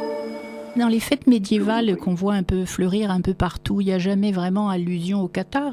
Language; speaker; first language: French; native; French